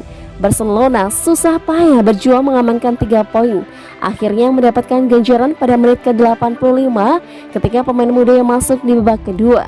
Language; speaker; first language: Indonesian; native; Indonesian